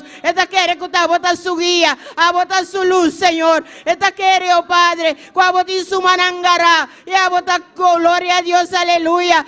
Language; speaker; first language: Spanish; non-native, learner; Papiamento